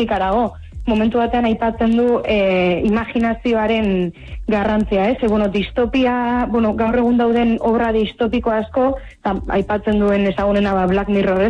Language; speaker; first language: Basque; native; Basque